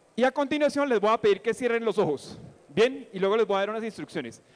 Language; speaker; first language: Spanish; native; Spanish